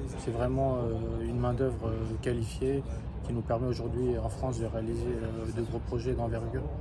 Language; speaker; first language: French; early bilingual, other home language; Kurdish